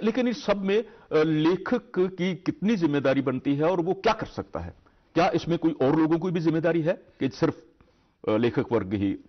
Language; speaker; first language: Hindi; non-native, local second language; Dogri